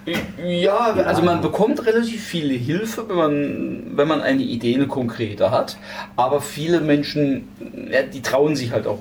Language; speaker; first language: German; native; German